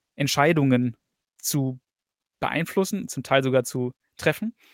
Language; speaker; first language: German; native; German